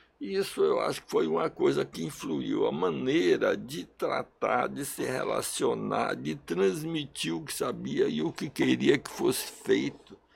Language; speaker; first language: Portuguese; early bilingual, other home language; Russian